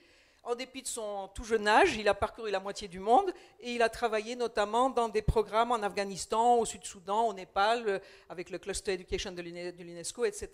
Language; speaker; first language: French; native; French